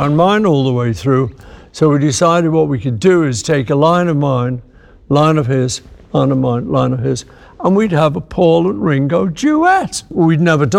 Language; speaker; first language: English; native; English